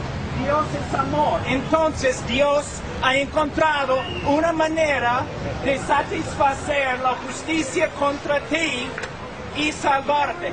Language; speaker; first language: Spanish; non-native, fluent; English